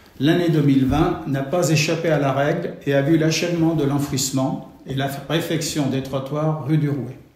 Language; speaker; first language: French; native; French